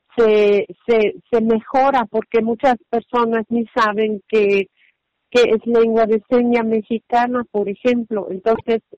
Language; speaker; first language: Spanish; non-native, fluent; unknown